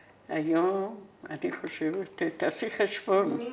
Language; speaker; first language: Hebrew; non-native, fluent; Persian